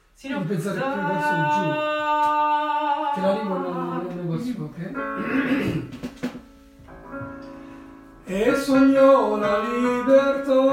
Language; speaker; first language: Italian; non-native, learner; Spanish